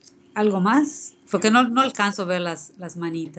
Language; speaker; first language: Spanish; native; Spanish